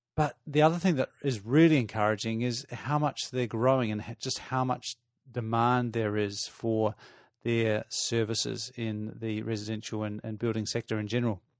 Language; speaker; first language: English; native; English